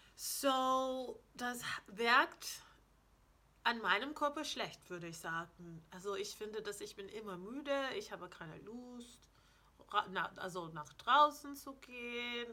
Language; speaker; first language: German; non-native, fluent; English